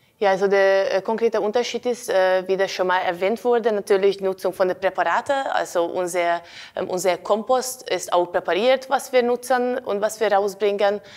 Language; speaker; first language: German; non-native, fluent; Hungarian